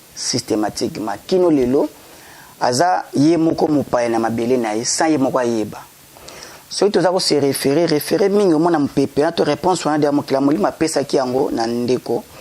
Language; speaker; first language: Lingala; non-native, local second language; Kongo